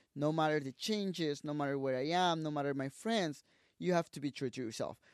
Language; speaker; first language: English; non-native, fluent; Spanish